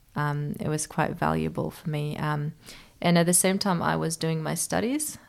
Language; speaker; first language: English; early bilingual, other home language; Persian